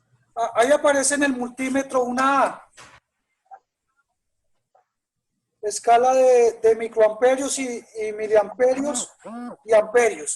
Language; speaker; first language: Spanish; native; Spanish